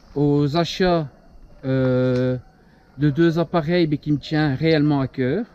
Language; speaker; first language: French; native; French